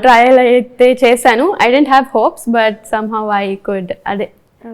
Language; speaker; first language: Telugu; early bilingual, heritage; Telugu